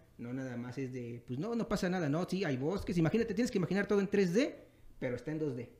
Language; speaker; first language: Spanish; native; Spanish